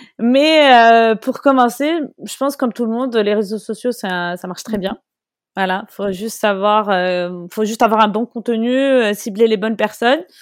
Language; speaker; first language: French; non-native, local second language; Arabic